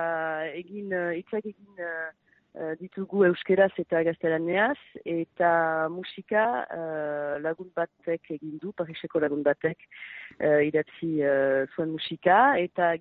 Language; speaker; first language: Basque; non-native, local second language; French